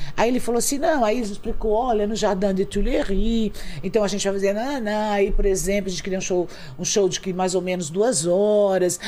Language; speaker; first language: Portuguese; native; Portuguese